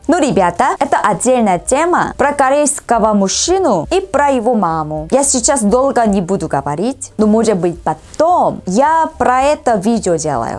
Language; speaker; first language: Russian; non-native, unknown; Korean